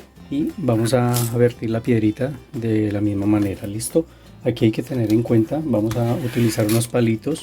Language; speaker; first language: Spanish; native; Spanish